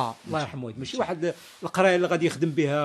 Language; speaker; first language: Arabic; native; Arabic